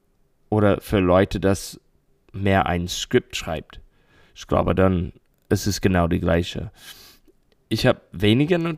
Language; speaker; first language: German; non-native, learner; English